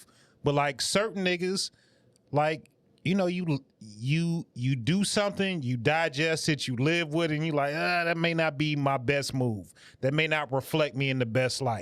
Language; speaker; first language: English; native; English